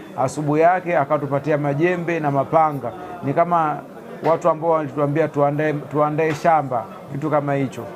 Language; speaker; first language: Swahili; native; Swahili